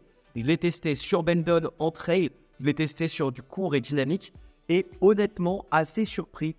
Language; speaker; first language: French; native; French